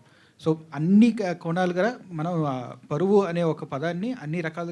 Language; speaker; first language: Telugu; native; Telugu